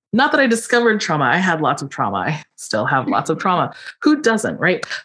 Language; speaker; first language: English; native; English